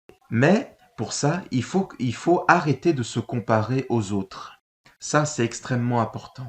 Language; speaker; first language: French; native; French